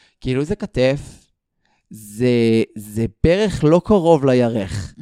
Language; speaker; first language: Hebrew; native; Hebrew